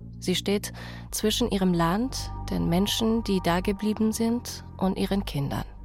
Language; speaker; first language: German; early bilingual, other home language; Persian